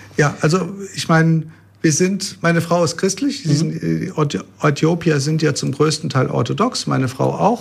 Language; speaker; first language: German; native; German